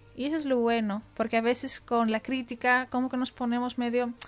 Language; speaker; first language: Spanish; non-native, fluent; Greek